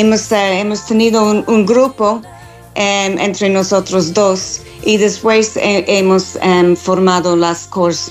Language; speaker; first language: Spanish; non-native, fluent; English